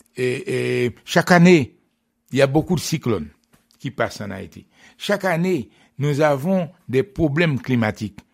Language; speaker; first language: French; non-native, local second language; Haitian Creole